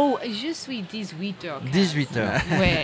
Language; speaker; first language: French; non-native, learner; English